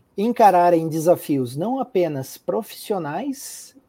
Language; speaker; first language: Portuguese; native; Portuguese